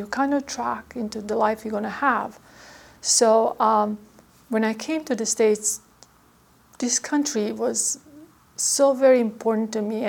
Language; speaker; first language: English; non-native, fluent; Croatian